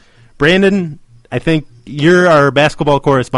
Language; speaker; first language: English; native; English